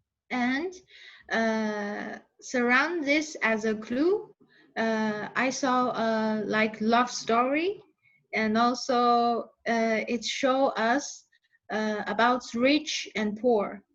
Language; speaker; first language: English; non-native, learner; Chinese